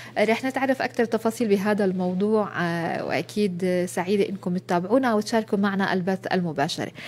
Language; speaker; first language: Arabic; native; Arabic